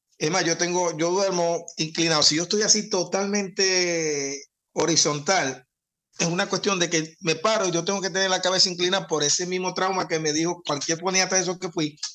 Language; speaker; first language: Spanish; native; Spanish